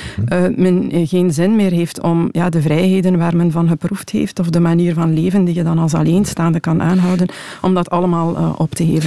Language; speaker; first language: Dutch; native; Dutch